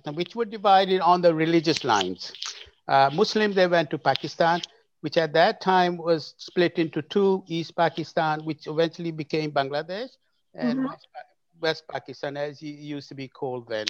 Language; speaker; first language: English; native; English